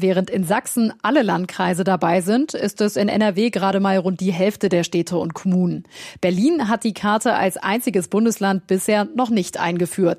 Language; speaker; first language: German; native; German